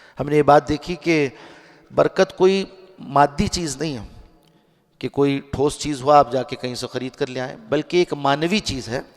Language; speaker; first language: Urdu; native; Urdu